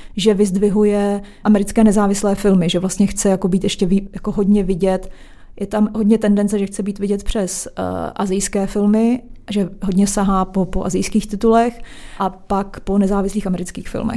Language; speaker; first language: Czech; native; Czech